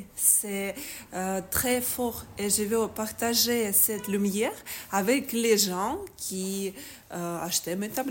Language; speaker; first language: French; non-native, learner; Ukrainian